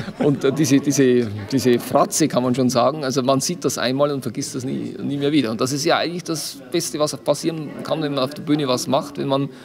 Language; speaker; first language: German; native; German